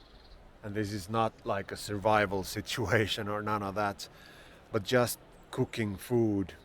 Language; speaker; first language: English; non-native, fluent; Finnish